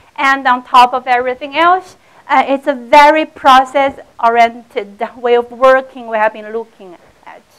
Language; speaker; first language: English; non-native, fluent; Chinese